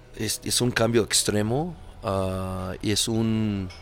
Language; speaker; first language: Spanish; non-native, fluent; English